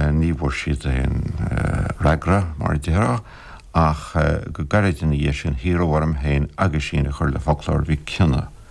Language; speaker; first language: Irish; non-native, local second language; English